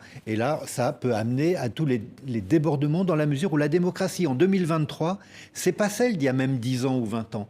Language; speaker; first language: French; native; French